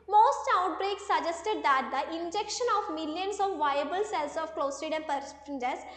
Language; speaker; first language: English; non-native, local second language; Malayalam